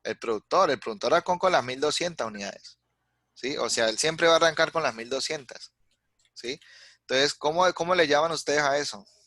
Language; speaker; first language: Spanish; native; Spanish